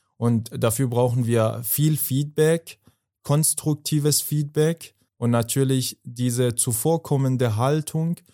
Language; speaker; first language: German; non-native, fluent; Persian